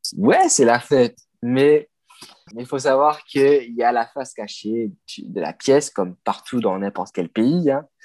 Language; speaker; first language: French; non-native, local second language; Morisyen